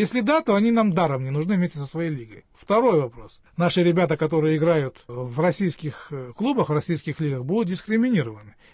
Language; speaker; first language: Russian; native; Russian